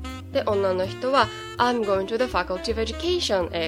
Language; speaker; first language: English; non-native, fluent; Japanese